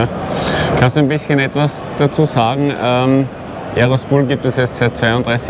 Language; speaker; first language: German; native; German